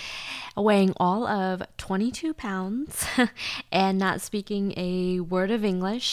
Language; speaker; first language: English; early bilingual, other home language; Chinese